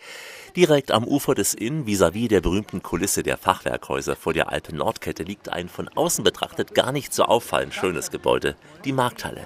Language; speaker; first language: German; native; German